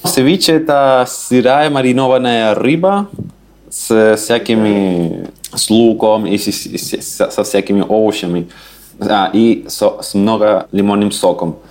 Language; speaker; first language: Russian; non-native, fluent; Spanish